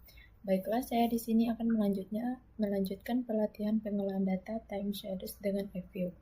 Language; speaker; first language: Indonesian; native; Indonesian